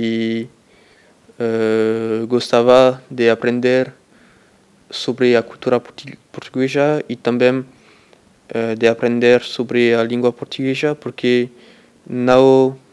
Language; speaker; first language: Portuguese; non-native, learner; French